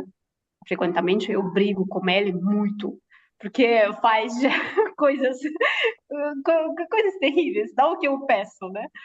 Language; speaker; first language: Portuguese; non-native, fluent; Russian